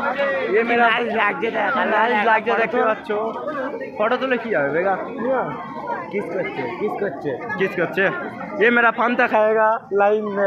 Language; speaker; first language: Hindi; non-native, learner; Bangla